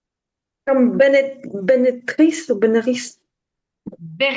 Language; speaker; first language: French; non-native, learner; Ukrainian